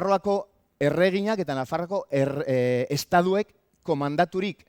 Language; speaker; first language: Basque; native; Basque